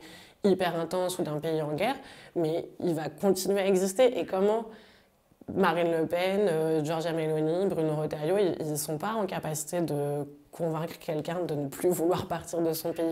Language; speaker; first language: French; native; French